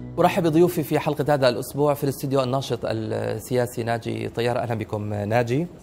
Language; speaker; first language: Arabic; native; Arabic